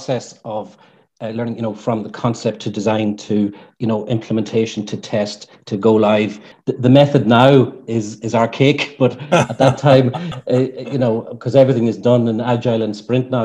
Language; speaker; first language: English; native; English